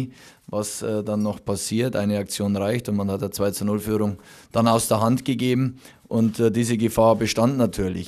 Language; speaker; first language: German; native; German